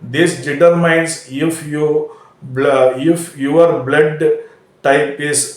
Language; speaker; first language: English; non-native, local second language; Tamil